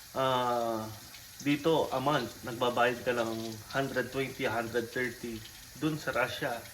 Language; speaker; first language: Filipino; native; Filipino